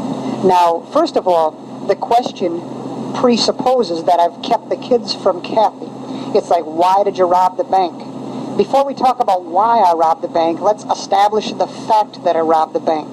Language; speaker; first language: English; native; English